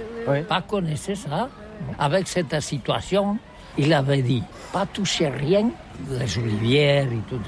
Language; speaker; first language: French; non-native, learner; Catalan